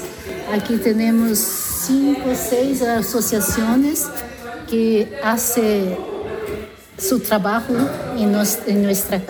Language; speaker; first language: Spanish; non-native, learner; Italian